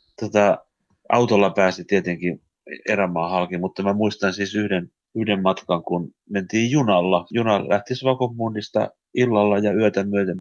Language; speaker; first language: Finnish; early bilingual, heritage; Finnish